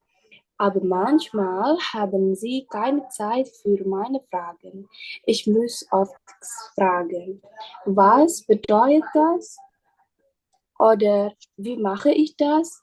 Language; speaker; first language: German; non-native, learner; Indonesian